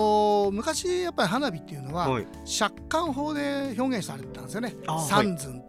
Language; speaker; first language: Japanese; native; Japanese